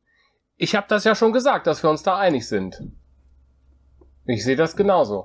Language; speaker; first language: German; native; German